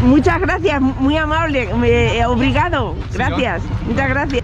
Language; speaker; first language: Spanish; native; Spanish